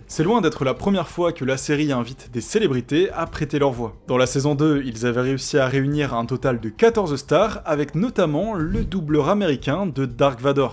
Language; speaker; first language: French; native; French